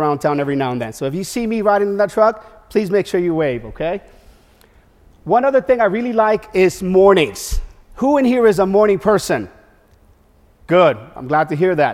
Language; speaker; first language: English; non-native, fluent; Spanish